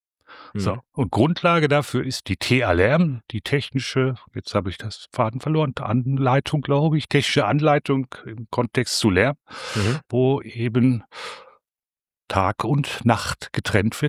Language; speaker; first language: German; native; German